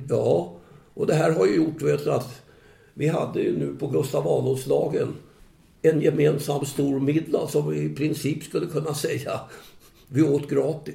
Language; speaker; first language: Swedish; native; Swedish